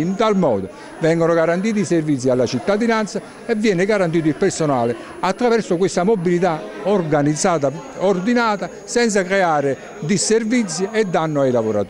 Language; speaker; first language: Italian; native; Italian